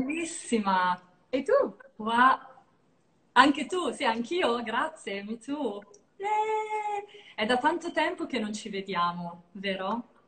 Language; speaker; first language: Italian; non-native, learner; English